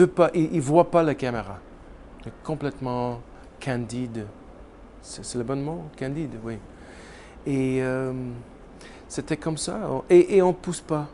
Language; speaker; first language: French; non-native, learner; English